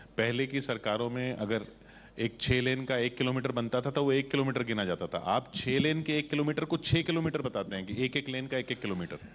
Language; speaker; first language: Hindi; native; Hindi